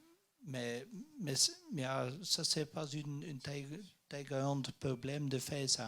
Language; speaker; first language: French; non-native, learner; Dutch